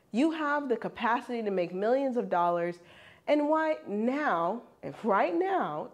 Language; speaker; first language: English; non-native, fluent; German